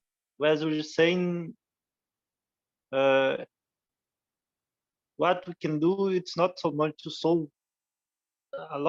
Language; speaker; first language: English; non-native, learner; Portuguese